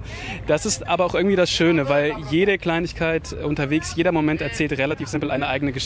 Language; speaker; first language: German; native; German